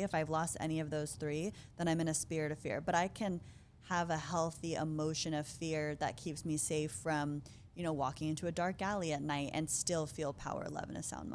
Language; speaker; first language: English; native; English